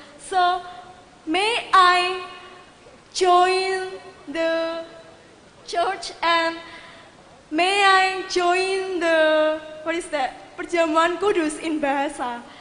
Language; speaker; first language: English; non-native, fluent; Indonesian